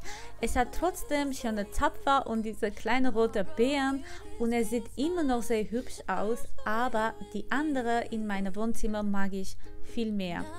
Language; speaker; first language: German; non-native, fluent; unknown